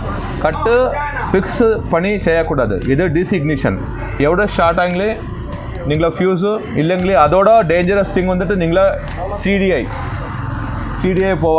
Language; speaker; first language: Tamil; non-native, learner; Malayalam